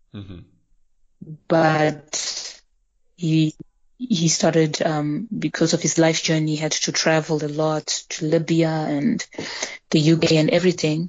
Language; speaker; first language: English; early bilingual, other home language; Shona